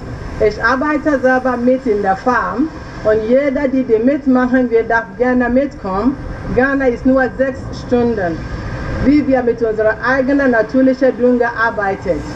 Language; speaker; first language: German; non-native, learner; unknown